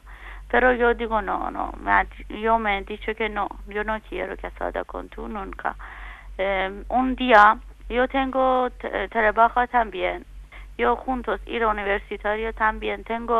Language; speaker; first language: Spanish; non-native, learner; Persian